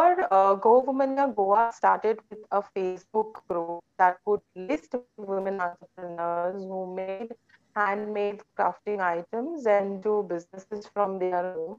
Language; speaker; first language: English; non-native, local second language; Konkani